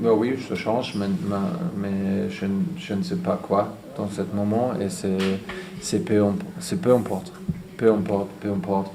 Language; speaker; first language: French; non-native, fluent; German